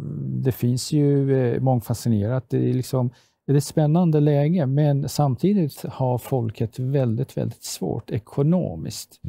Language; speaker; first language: Swedish; non-native, fluent; Persian